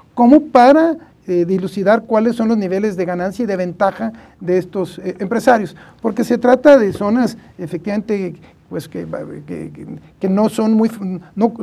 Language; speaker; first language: Spanish; native; Spanish